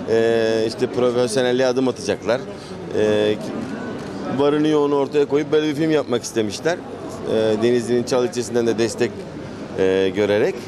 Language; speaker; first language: Turkish; native; Turkish